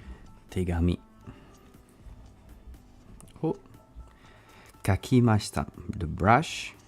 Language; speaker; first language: Japanese; non-native, learner; English